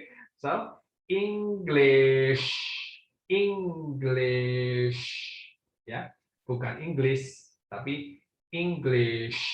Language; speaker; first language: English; non-native, fluent; Indonesian